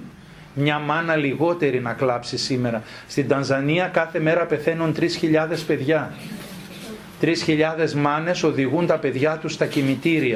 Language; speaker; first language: Greek; native; Greek